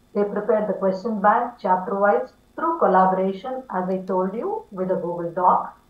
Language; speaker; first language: English; non-native, local second language; Tamil